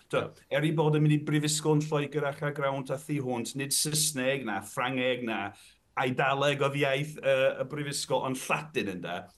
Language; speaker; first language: Welsh; non-native, fluent; English